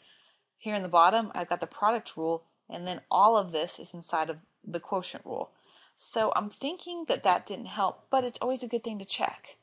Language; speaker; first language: English; native; English